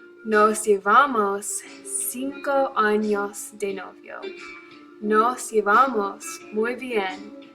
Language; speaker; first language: Spanish; non-native, learner; English